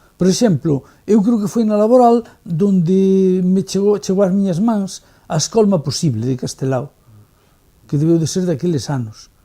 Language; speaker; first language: Galician; native; Galician